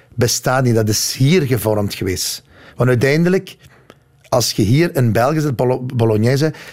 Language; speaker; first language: Dutch; native; Dutch